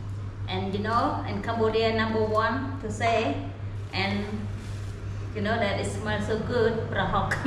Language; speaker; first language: English; non-native, learner; Khmer